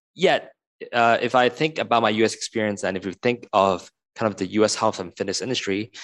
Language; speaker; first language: English; non-native, local second language; Cantonese